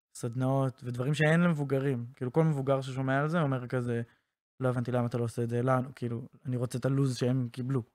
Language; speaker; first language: Hebrew; native; Hebrew